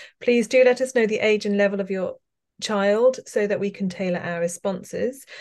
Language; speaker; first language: English; native; English